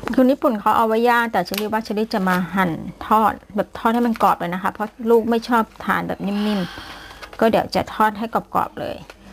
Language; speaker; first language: Thai; native; Thai